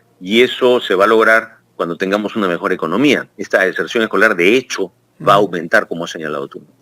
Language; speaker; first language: Spanish; native; Spanish